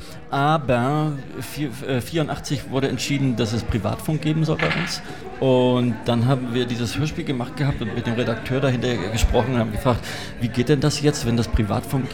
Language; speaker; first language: German; native; German